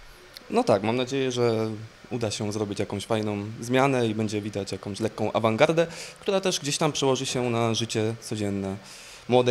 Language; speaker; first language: Polish; native; Polish